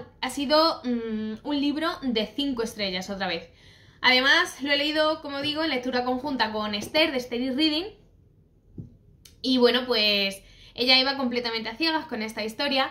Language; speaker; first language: Spanish; native; Spanish